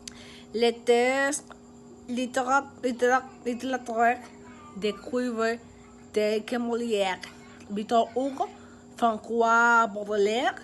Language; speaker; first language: French; non-native, learner; Spanish